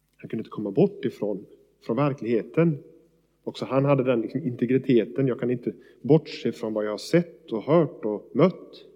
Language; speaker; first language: Swedish; native; Swedish